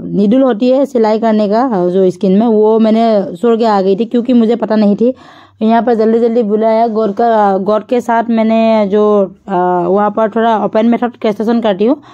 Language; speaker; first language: Hindi; non-native, local second language; Assamese